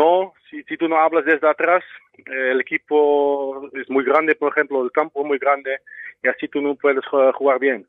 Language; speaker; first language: Spanish; non-native, fluent; Dutch